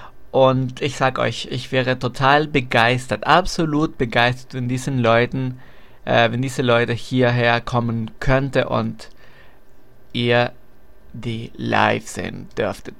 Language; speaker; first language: German; non-native, fluent; Spanish